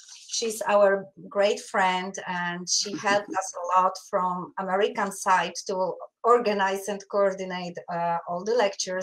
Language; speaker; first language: English; non-native, fluent; Polish